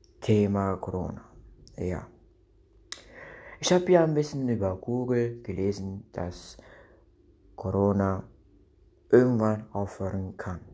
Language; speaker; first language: German; non-native, local second language; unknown